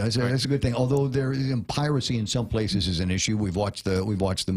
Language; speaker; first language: English; native; English